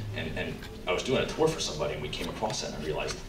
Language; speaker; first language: English; native; English